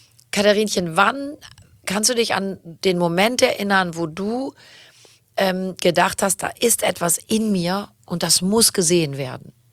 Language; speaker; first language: German; native; German